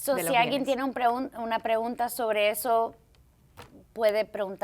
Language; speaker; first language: Spanish; early bilingual, heritage; Spanish